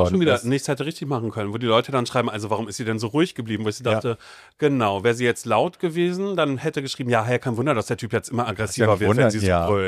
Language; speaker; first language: German; native; German